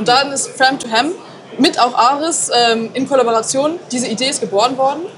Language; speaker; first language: German; native; German